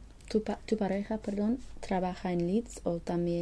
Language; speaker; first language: Spanish; non-native, learner; English